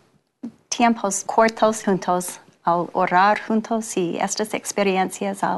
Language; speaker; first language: Spanish; non-native, fluent; English